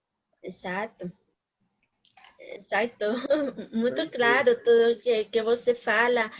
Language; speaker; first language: Portuguese; non-native, learner; Spanish